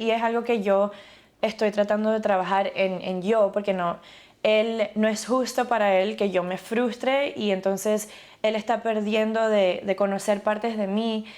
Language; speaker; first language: Spanish; early bilingual, other home language; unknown